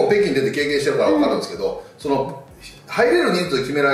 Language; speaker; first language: Japanese; native; Japanese